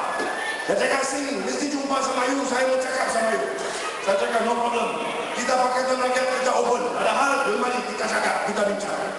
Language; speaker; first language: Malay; non-native, local second language; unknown